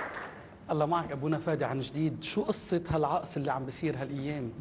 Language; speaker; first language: Arabic; native; Arabic